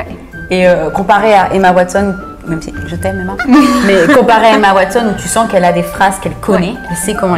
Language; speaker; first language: French; native; French